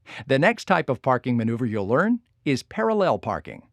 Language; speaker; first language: English; native; English